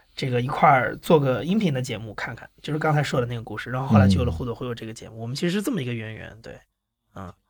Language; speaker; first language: Chinese; native; Chinese